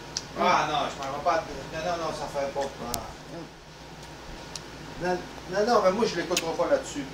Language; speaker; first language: French; native; French